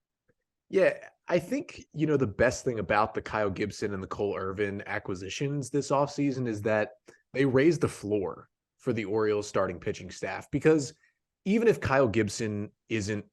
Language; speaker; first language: English; native; English